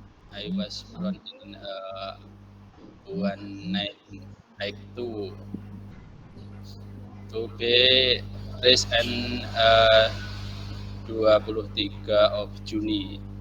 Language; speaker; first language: English; non-native, learner; Indonesian